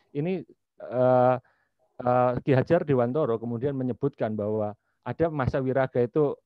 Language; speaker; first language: Indonesian; native; Indonesian